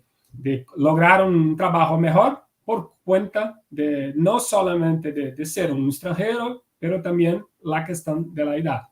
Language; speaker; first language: Spanish; non-native, fluent; Portuguese